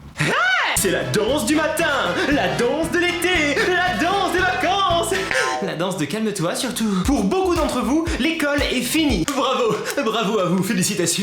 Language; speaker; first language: French; native; French